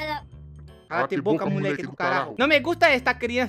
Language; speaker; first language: Spanish; non-native, learner; Portuguese